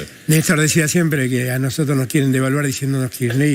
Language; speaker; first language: Spanish; native; Spanish